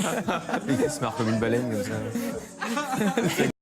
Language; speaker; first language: French; native; French